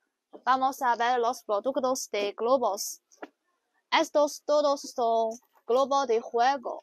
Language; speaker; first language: Spanish; non-native, learner; Chinese